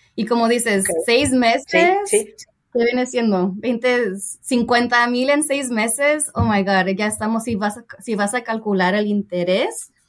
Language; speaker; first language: Spanish; early bilingual, heritage; Spanish